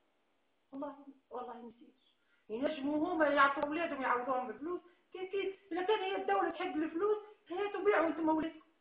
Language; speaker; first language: Arabic; native; Arabic